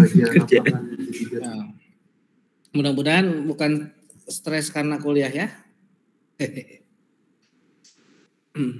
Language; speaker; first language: Indonesian; native; Indonesian